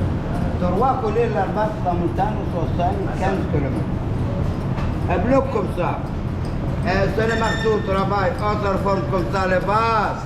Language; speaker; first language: French; non-native, learner; Arabic